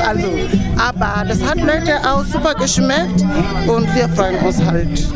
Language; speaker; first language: German; non-native, fluent; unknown